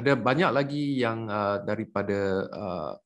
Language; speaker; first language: Malay; native; Malay